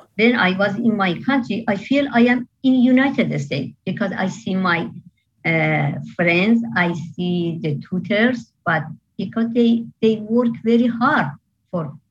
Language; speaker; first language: English; non-native, fluent; Persian